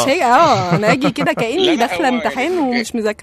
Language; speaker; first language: Arabic; native; Arabic